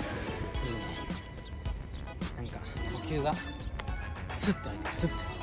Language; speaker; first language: Japanese; native; Japanese